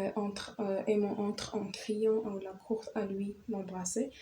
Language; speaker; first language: French; non-native, local second language; Arabic